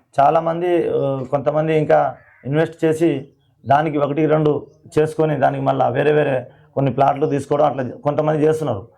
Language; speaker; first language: Telugu; non-native, local second language; Lambadi